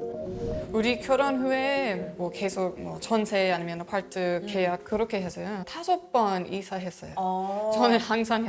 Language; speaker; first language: Korean; non-native, learner; English